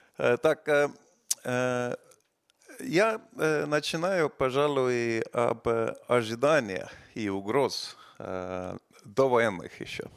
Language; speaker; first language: Russian; non-native, fluent; Estonian